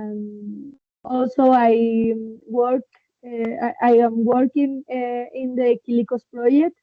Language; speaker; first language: English; non-native, learner; Spanish